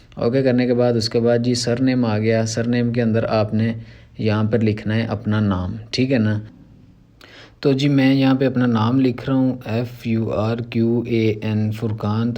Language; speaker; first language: Urdu; non-native, local second language; Punjabi